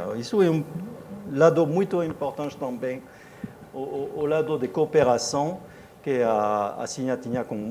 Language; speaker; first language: Portuguese; non-native, fluent; French